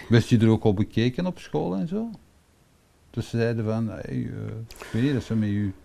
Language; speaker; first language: Dutch; native; Dutch